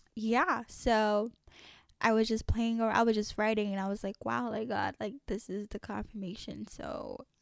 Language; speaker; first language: English; early bilingual, other home language; French